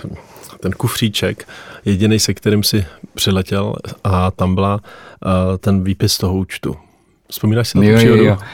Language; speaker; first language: Czech; native; Czech